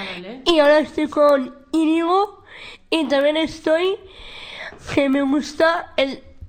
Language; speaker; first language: Spanish; non-native, local second language; Basque